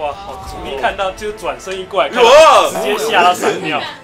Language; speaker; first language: Chinese; native; Chinese